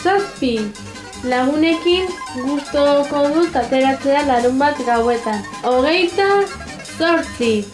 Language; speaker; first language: Basque; non-native, local second language; Spanish